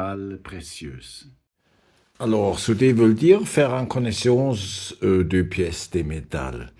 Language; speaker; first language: French; non-native, learner; German